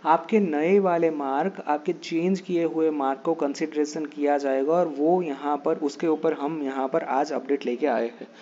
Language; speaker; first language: Hindi; non-native, local second language; Gujarati